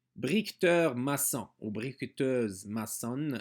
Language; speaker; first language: French; non-native, local second language; Arabic